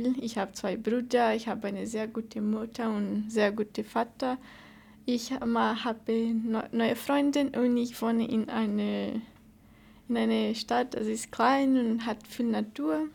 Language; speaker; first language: German; non-native, learner; Portuguese